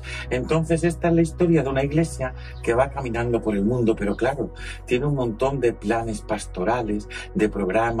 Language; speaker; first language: Spanish; native; Spanish